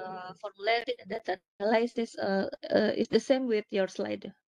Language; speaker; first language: English; non-native, learner; Indonesian